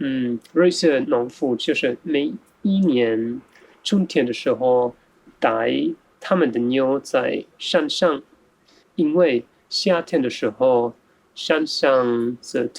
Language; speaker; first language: Chinese; non-native, fluent; German